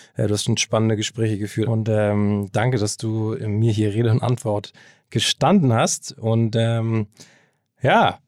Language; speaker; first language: German; native; German